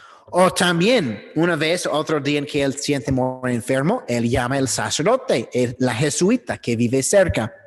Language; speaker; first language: Spanish; non-native, learner; English